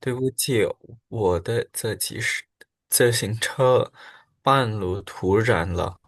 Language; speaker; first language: Chinese; non-native, learner; Indonesian